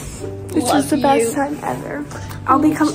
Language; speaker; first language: English; native; English